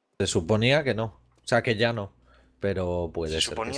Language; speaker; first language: Spanish; native; Spanish